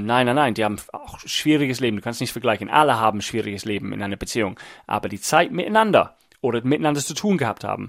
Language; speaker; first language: German; non-native, fluent; English